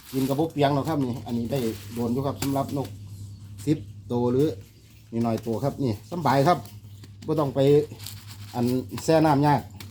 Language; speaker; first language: Thai; native; Thai